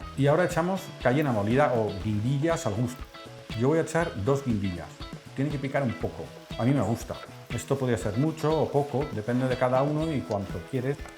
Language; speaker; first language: Spanish; non-native, fluent; Dutch